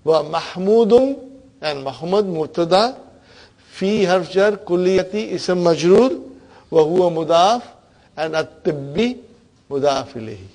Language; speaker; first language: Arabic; non-native, fluent; English